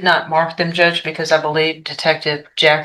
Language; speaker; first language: English; native; English